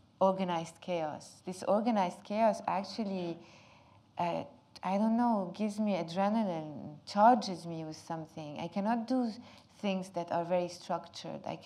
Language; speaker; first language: English; non-native, fluent; Arabic